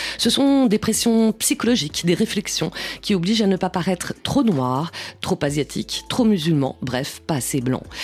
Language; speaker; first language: French; native; French